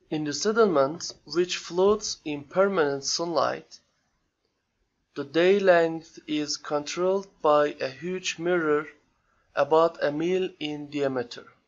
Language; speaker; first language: English; non-native, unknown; Turkish